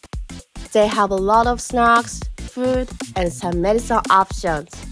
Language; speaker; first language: English; non-native, fluent; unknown